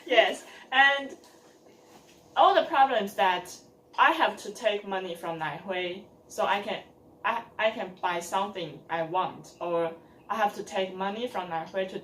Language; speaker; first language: English; non-native, learner; Chinese